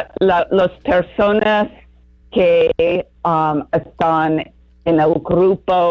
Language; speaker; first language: Spanish; non-native, learner; English